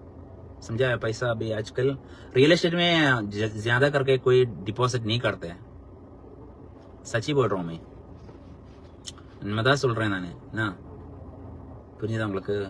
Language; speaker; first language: Hindi; non-native, local second language; Malayalam